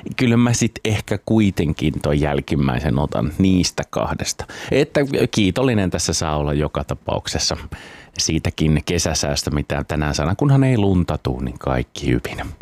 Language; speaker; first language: Finnish; native; Finnish